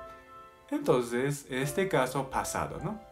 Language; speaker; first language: Spanish; non-native, fluent; Japanese